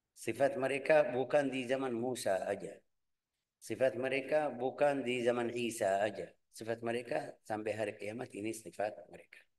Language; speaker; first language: Malay; non-native, fluent; Arabic